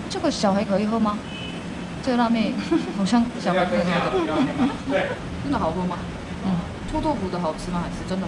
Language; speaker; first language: Chinese; non-native, fluent; Korean